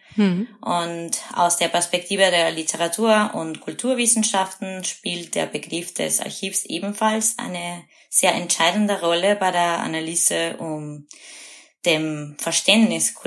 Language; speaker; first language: German; non-native, fluent; Spanish